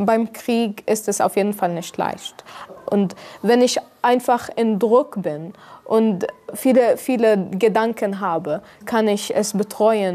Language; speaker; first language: German; non-native, fluent; Arabic